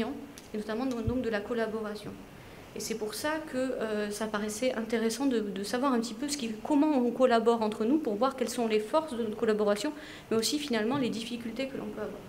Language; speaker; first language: French; native; French